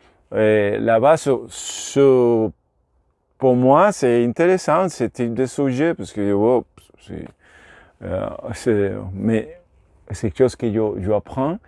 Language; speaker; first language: French; non-native, learner; Spanish